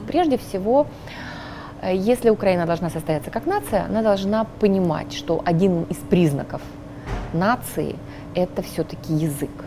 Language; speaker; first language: Russian; non-native, local second language; Ukrainian